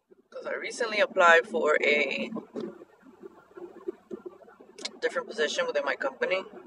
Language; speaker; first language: English; early bilingual, other home language; Spanish